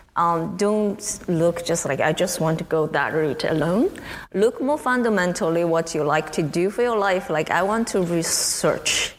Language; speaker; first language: English; non-native, fluent; Chinese